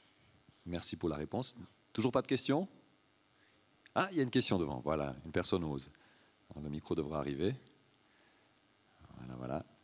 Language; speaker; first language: French; native; French